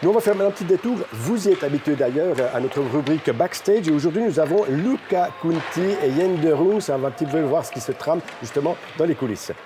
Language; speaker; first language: French; native; French